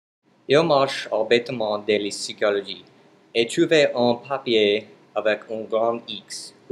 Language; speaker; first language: French; non-native, learner; English